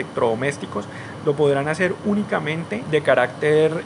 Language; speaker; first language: Spanish; native; Spanish